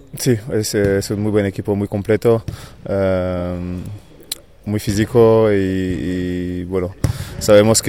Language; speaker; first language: Spanish; non-native, fluent; French